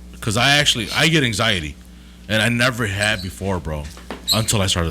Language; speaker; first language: English; early bilingual, other home language; Spanish